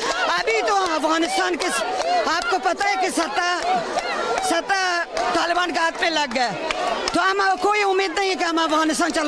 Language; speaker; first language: Hindi; non-native, learner; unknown